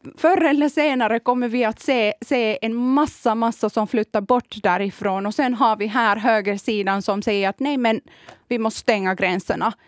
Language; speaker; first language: Swedish; non-native, fluent; Kurdish